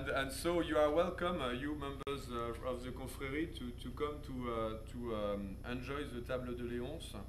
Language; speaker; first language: English; non-native, fluent; French